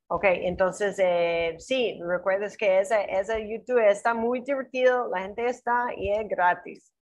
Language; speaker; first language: Spanish; non-native, learner; English